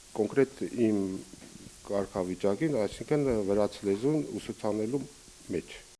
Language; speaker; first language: Armenian; native; Armenian